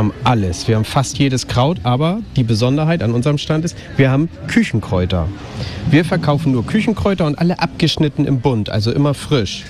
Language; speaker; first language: German; native; German